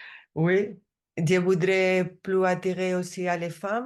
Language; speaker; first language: French; non-native, learner; Spanish